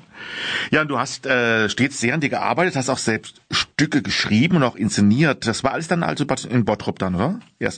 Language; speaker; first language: German; native; German